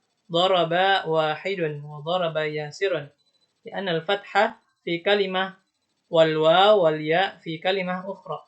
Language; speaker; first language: Arabic; non-native, learner; Indonesian